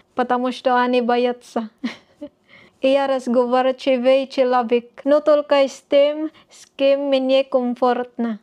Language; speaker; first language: Russian; non-native, learner; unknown